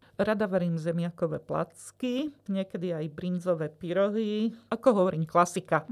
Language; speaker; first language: Slovak; native; Slovak